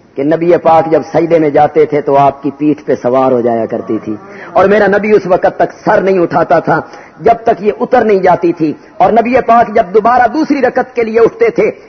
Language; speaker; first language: Urdu; non-native, local second language; Punjabi